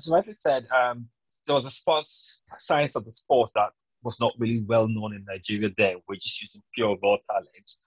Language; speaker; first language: English; non-native, local second language; Yoruba